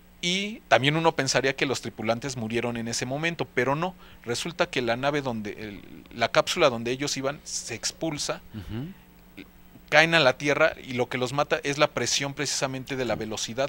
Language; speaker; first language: Spanish; native; Spanish